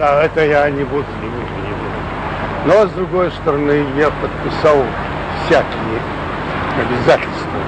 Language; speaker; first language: Russian; non-native, local second language; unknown